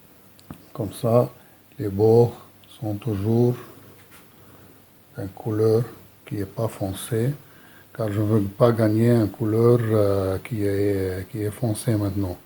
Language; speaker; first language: French; non-native, local second language; Arabic